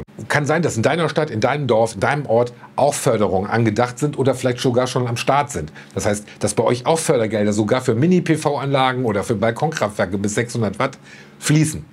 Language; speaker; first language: German; native; German